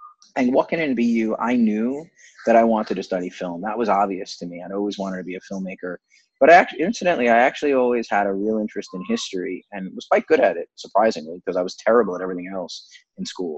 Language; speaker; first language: English; native; English